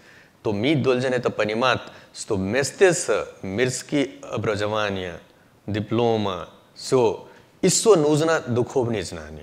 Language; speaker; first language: Russian; non-native, learner; Hindi